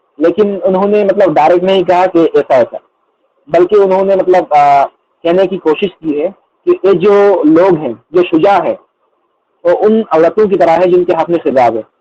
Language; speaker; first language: Urdu; non-native, local second language; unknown